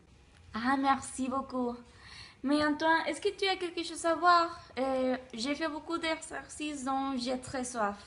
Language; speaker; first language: French; non-native, learner; Spanish